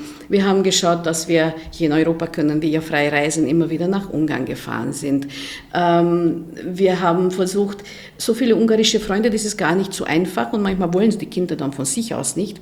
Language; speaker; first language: German; non-native, fluent; Hungarian